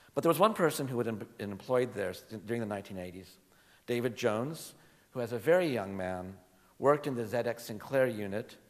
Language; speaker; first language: English; native; English